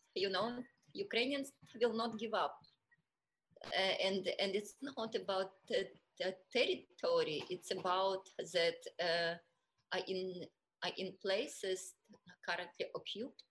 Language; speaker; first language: English; non-native, fluent; Russian